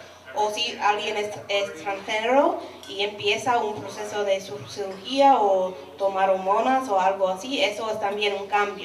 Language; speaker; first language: Spanish; non-native, fluent; English